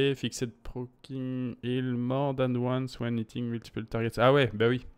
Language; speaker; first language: French; native; French